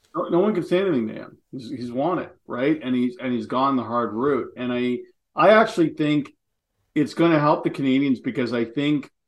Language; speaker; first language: English; native; English